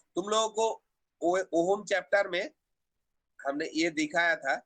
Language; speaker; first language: Hindi; non-native, local second language; Bangla